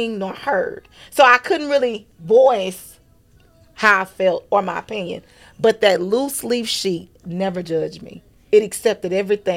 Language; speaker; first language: English; native; English